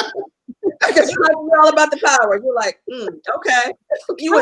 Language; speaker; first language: English; native; English